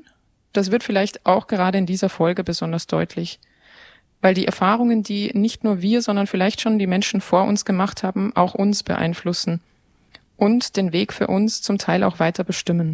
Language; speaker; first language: German; native; German